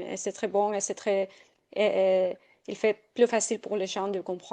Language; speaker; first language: French; non-native, fluent; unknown